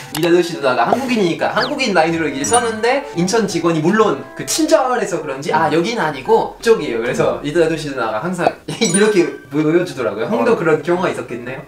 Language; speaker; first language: Korean; non-native, fluent; French